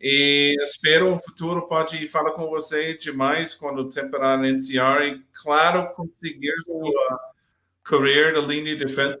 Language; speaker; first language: Portuguese; non-native, learner; English